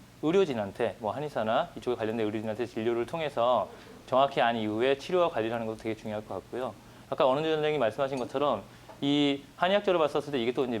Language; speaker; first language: Korean; native; Korean